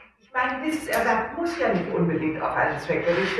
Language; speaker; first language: German; native; German